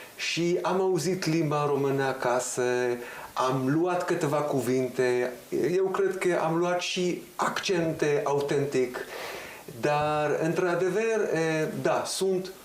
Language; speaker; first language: Romanian; early bilingual, heritage; Hebrew